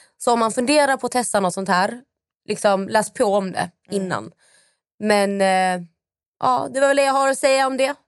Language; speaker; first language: Swedish; native; Swedish